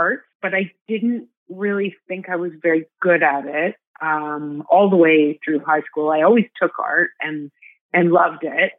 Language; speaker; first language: English; native; English